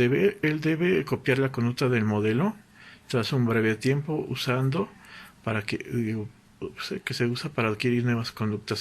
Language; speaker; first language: Spanish; native; Spanish